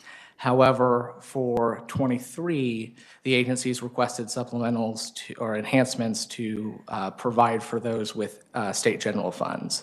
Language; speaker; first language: English; native; English